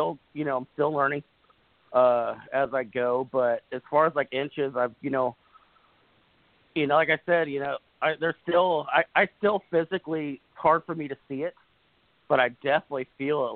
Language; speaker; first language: English; native; English